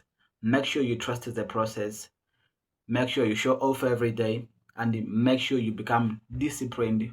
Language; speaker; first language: English; non-native, local second language; Swahili